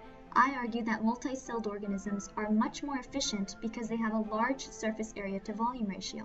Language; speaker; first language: English; native; English